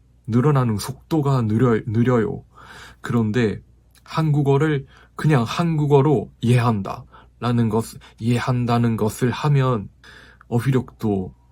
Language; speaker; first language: Korean; non-native, fluent; Japanese